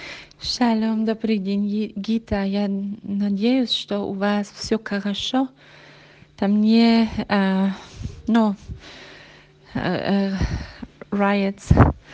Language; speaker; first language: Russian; non-native, learner; Hebrew